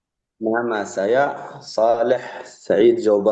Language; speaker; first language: Indonesian; non-native, learner; Arabic